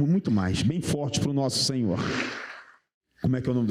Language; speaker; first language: Portuguese; native; Portuguese